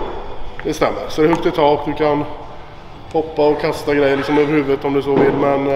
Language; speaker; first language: Swedish; native; Swedish